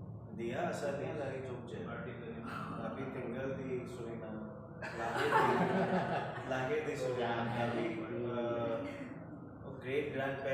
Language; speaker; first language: Indonesian; non-native, fluent; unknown